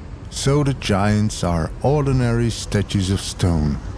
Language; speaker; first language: English; non-native, fluent; Dutch